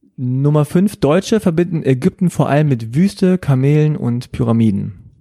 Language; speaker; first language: German; early bilingual, heritage; German